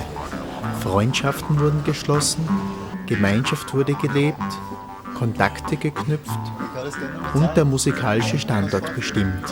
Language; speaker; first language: German; native; German